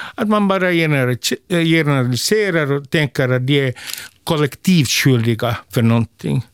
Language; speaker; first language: Swedish; non-native, local second language; Finnish